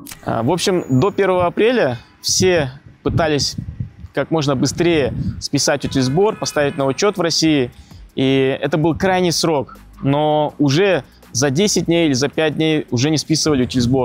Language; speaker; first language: Russian; native; Russian